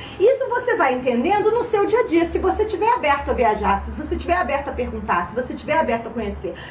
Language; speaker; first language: Portuguese; native; Portuguese